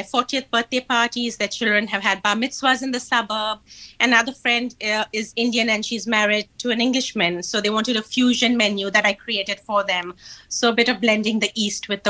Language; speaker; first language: English; non-native, local second language; Hindi